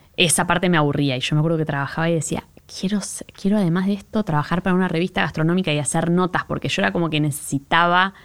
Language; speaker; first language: Spanish; native; Spanish